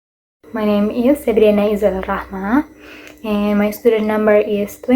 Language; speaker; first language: English; non-native, learner; Indonesian